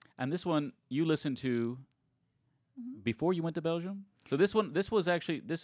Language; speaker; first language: English; native; English